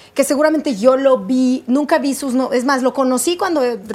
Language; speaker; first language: Spanish; non-native, fluent; Russian